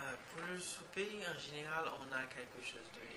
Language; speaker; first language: French; non-native, local second language; Haitian Creole